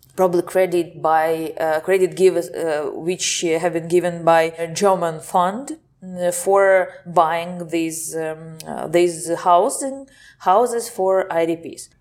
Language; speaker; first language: English; non-native, fluent; Ukrainian